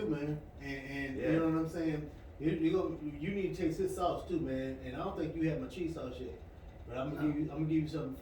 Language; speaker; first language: English; native; English